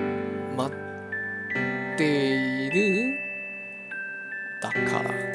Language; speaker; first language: Japanese; non-native, learner; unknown